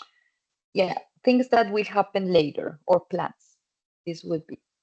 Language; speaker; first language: English; non-native, fluent; Spanish